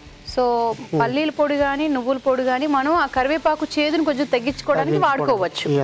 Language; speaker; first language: Telugu; native; Telugu